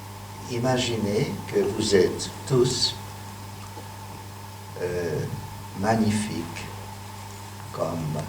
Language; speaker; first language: French; non-native, fluent; Hungarian